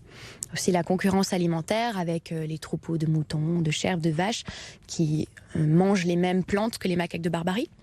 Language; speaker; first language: French; native; French